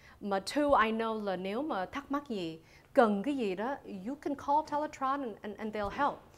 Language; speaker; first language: Vietnamese; early bilingual, heritage; Vietnamese